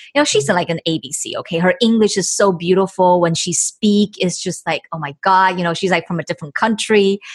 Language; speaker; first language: English; non-native, fluent; Chinese